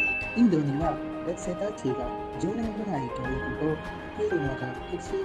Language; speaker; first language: Japanese; non-native, learner; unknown